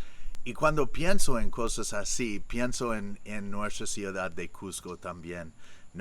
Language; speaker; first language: Spanish; non-native, fluent; English